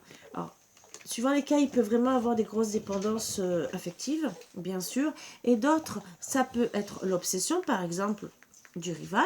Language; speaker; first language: French; native; French